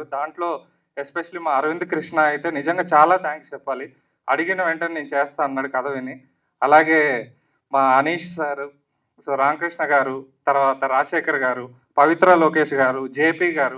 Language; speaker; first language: Telugu; native; Telugu